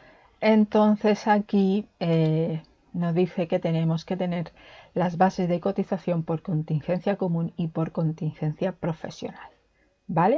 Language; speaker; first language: Spanish; native; Spanish